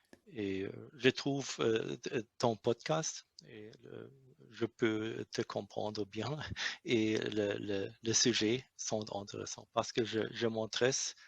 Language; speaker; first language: French; non-native, learner; German